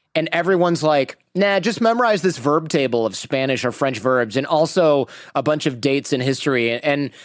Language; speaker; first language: English; native; English